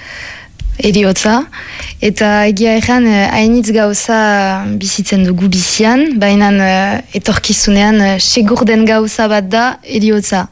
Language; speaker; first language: Basque; non-native, local second language; French